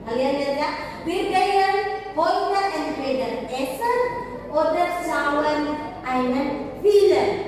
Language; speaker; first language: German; non-native, fluent; Indonesian